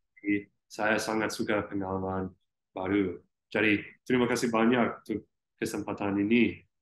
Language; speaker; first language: Indonesian; non-native, learner; English